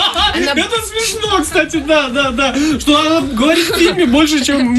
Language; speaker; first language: Russian; native; Russian